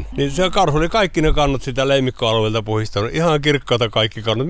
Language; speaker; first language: Finnish; native; Finnish